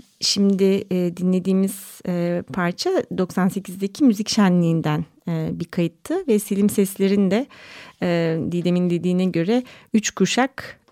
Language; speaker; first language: Turkish; native; Turkish